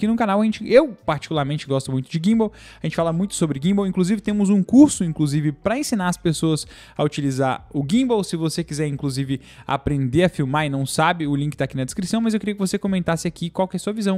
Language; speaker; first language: Portuguese; native; Portuguese